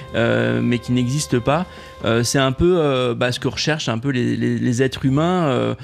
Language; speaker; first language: French; native; French